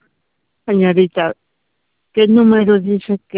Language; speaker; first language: Spanish; native; Spanish